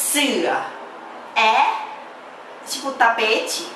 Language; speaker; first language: Portuguese; non-native, learner; Thai